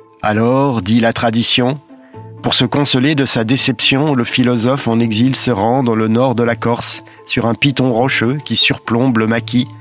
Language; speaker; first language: French; native; French